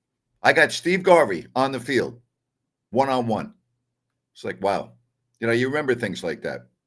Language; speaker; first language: English; native; English